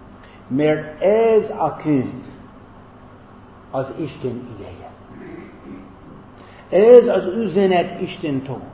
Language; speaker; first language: Hungarian; non-native, fluent; German